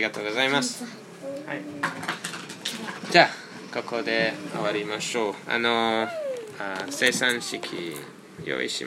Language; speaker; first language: Japanese; non-native, fluent; English